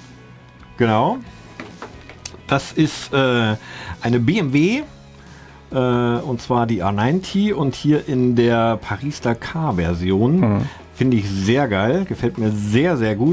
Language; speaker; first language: German; native; German